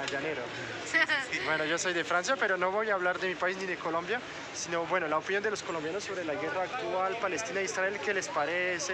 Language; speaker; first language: Spanish; non-native, fluent; French